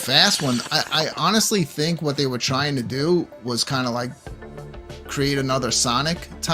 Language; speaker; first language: English; native; English